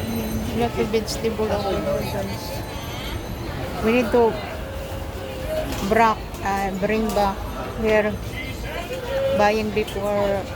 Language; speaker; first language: English; non-native, learner; Filipino